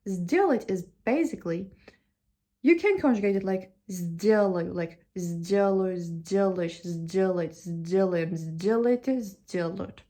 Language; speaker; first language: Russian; non-native, fluent; Turkish